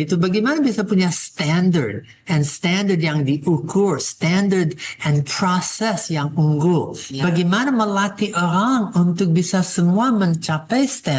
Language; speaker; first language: Indonesian; non-native, fluent; English